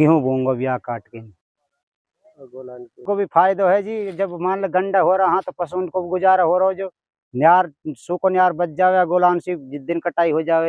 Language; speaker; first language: Hindi; non-native, local second language; Haryanvi